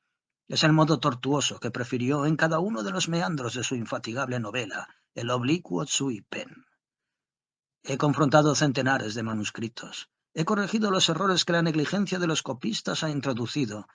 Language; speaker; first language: Spanish; native; Spanish